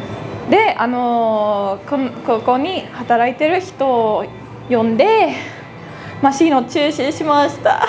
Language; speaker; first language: Japanese; non-native, learner; Dutch